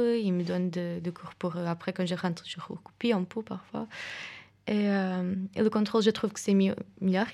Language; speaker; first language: French; non-native, fluent; Portuguese